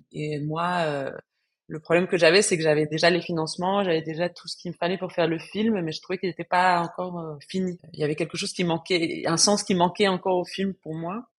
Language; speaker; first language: French; non-native, fluent; Spanish